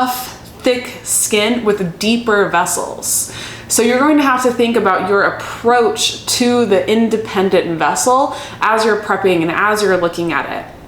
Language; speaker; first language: English; native; English